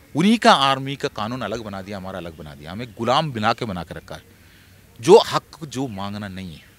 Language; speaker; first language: Hindi; non-native, local second language; Malayalam